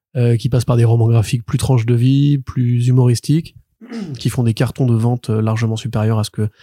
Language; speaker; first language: French; native; French